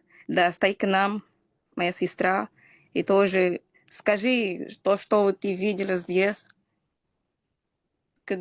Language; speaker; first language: Russian; non-native, learner; Portuguese